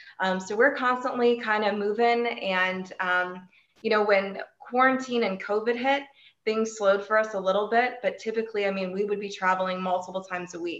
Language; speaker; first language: English; native; English